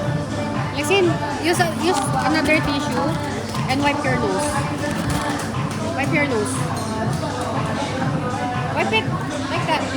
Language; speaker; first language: English; non-native, local second language; Filipino